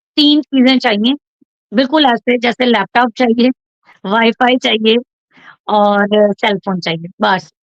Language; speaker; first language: Urdu; native; Urdu